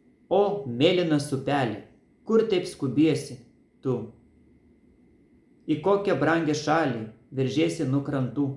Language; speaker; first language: Lithuanian; native; Lithuanian